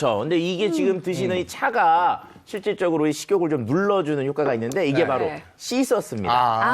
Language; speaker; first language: Korean; native; Korean